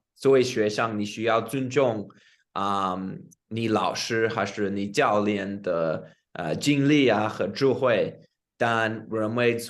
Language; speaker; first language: Chinese; non-native, fluent; English